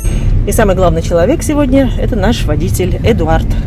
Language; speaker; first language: Russian; native; Russian